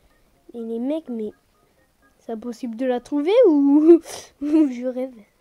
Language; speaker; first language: French; native; French